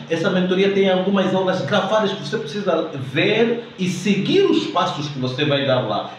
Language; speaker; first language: Portuguese; native; Portuguese